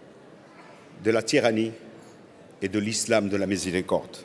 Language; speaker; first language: French; non-native, local second language; Arabic